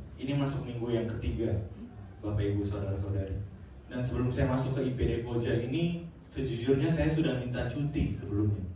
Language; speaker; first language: Indonesian; native; Indonesian